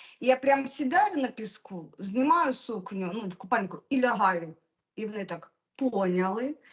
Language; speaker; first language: Ukrainian; non-native, local second language; Russian